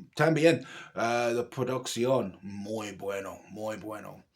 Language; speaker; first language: Spanish; non-native, learner; English